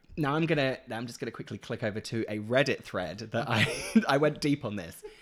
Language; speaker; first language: English; native; English